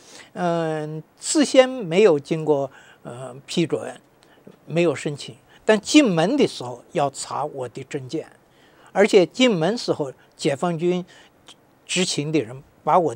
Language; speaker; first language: Chinese; native; Chinese